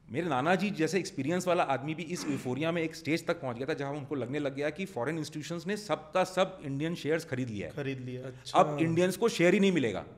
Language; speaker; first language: Hindi; non-native, local second language; Marwari